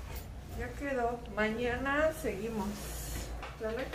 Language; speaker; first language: Spanish; native; Spanish